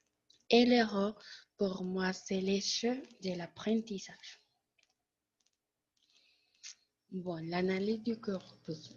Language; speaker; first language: French; non-native, learner; Spanish